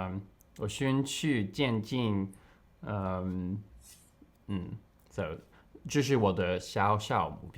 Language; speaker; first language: Chinese; non-native, learner; English